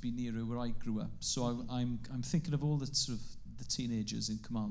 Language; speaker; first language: English; non-native, local second language; Welsh